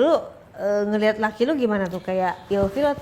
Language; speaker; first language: Indonesian; native; Indonesian